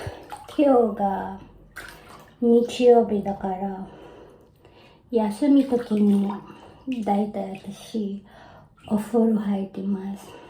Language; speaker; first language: Japanese; non-native, learner; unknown